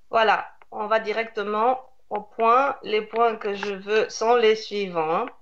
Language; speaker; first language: French; non-native, fluent; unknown